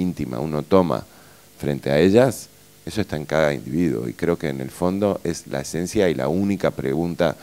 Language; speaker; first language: Spanish; native; Spanish